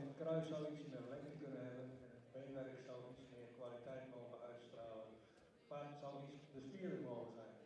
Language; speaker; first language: Dutch; native; Dutch